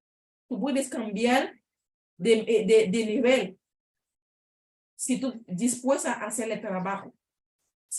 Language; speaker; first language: Spanish; non-native, learner; Haitian Creole